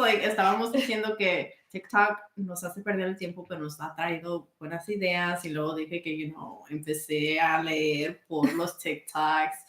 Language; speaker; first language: Spanish; early bilingual, other home language; English